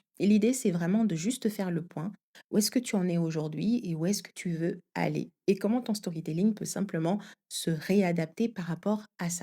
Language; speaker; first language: French; native; French